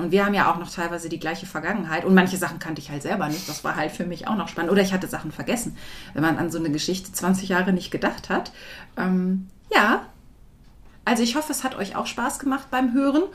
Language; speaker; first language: German; native; German